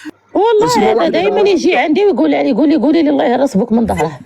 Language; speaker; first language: Arabic; native; Arabic